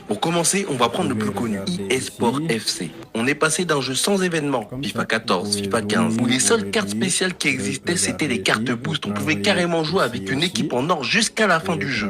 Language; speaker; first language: French; native; French